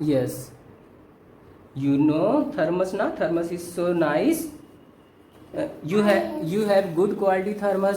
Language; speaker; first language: English; non-native, local second language; Hindi